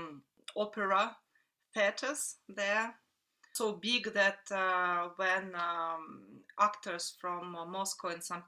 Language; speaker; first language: English; non-native, fluent; Russian